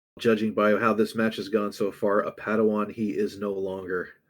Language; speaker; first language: English; native; English